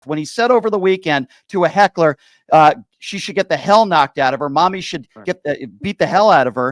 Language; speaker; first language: English; native; English